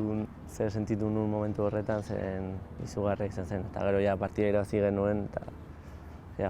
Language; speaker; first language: Basque; non-native, local second language; Spanish